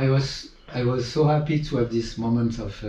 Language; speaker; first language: English; non-native, fluent; French